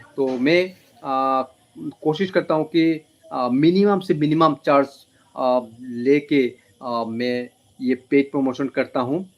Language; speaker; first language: Hindi; non-native, local second language; Bangla